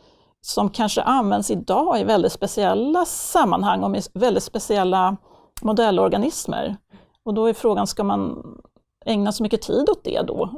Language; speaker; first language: Swedish; native; Swedish